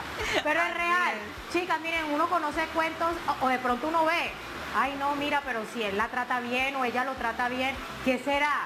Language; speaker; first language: Spanish; native; Spanish